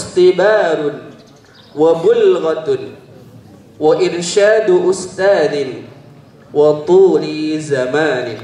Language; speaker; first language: Arabic; non-native, learner; Indonesian